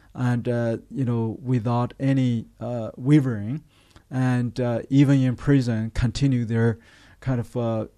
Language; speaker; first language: English; non-native, fluent; Chinese